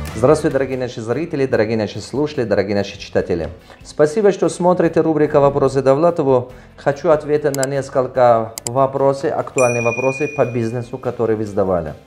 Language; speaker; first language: Russian; non-native, local second language; Tajik